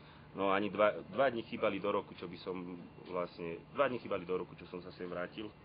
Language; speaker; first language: Slovak; native; Slovak